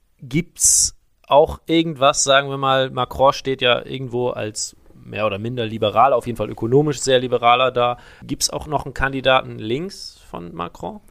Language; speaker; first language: German; native; German